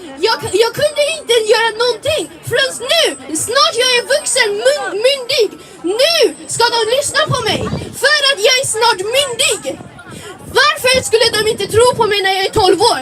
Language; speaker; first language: Swedish; early bilingual, other home language; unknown